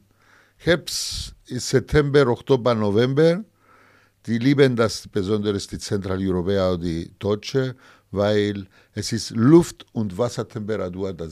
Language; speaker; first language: German; non-native, fluent; Greek